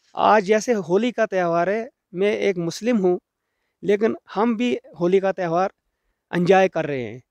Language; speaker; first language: Hindi; native; Hindi